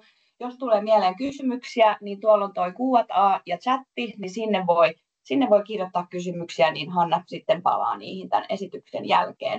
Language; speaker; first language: Finnish; native; Finnish